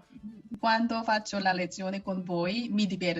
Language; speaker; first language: Italian; non-native, learner; Korean